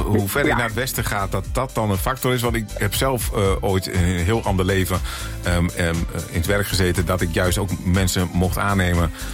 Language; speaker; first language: Dutch; native; Dutch